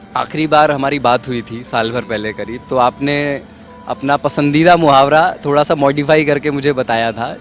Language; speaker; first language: Hindi; native; Hindi